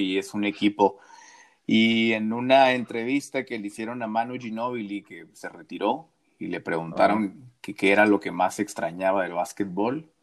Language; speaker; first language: Spanish; native; Spanish